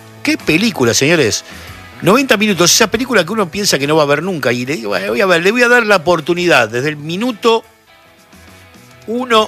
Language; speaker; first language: Spanish; native; Spanish